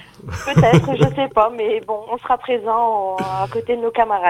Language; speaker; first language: French; native; French